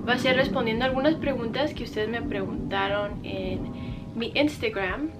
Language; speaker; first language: Spanish; early bilingual, heritage; Spanish